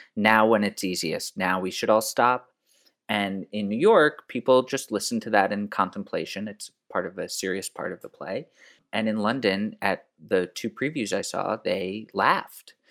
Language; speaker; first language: English; early bilingual, other home language; French